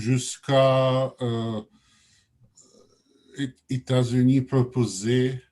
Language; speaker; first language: French; non-native, learner; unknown